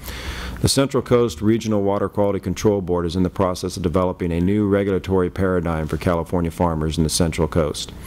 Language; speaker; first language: English; native; English